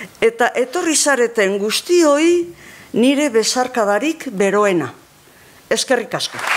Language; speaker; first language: Basque; native; Basque